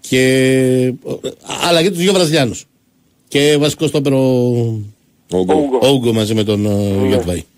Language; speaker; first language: Greek; native; Greek